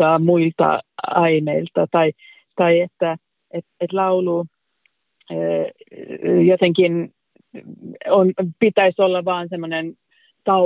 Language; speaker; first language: Finnish; non-native, local second language; Swedish